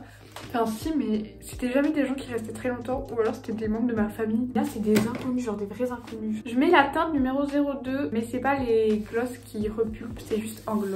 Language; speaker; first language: French; native; French